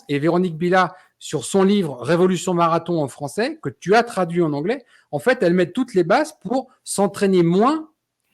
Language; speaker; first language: French; native; French